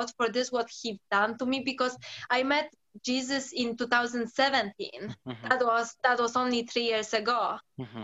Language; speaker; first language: English; non-native, learner; Polish